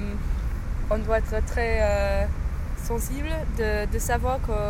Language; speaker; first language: French; non-native, fluent; English